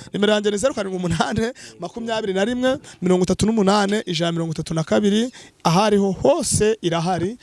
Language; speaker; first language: Kinyarwanda; native; Kinyarwanda